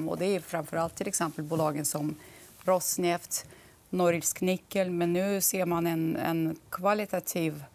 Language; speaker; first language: Swedish; non-native, fluent; Russian